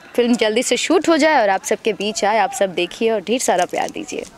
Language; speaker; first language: Hindi; native; Hindi